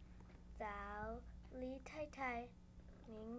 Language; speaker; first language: Chinese; non-native, learner; English